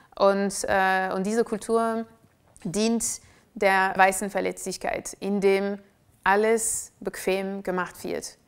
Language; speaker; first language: German; non-native, fluent; French